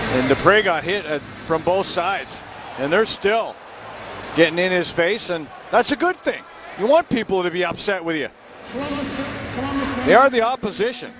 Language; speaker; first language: English; native; English